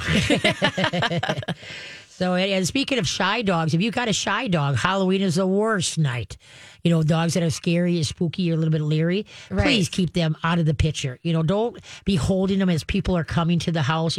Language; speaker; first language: English; native; English